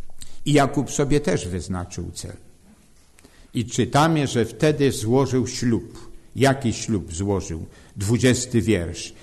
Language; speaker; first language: Polish; native; Polish